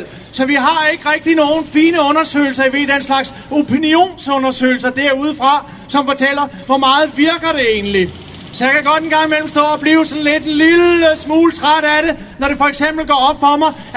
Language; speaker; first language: Danish; native; Danish